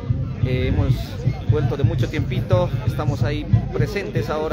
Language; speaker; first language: Spanish; native; Spanish